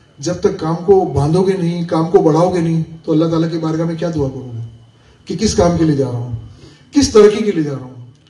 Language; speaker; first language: Urdu; non-native, local second language; Memoni